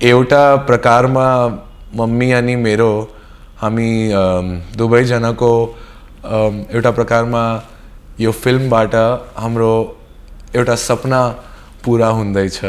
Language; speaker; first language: Nepali; non-native, learner; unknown